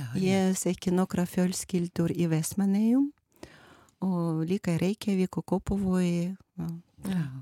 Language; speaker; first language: Icelandic; non-native, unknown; Ukrainian